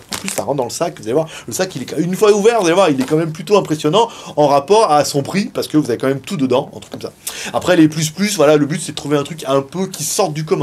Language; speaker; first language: French; native; French